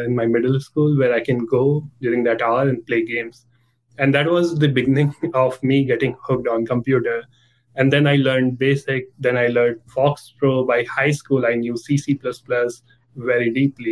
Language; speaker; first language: English; non-native, local second language; Hindi